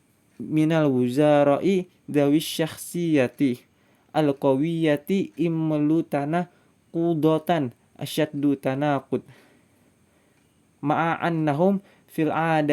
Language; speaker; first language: Arabic; non-native, learner; Indonesian